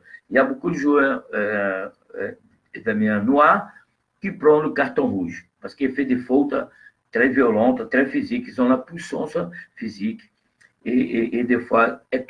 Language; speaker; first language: French; non-native, fluent; Portuguese